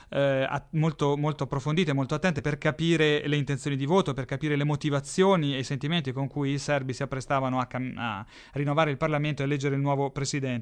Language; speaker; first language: Italian; native; Italian